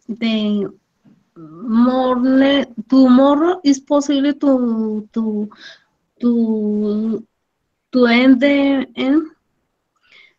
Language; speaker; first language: English; non-native, learner; Spanish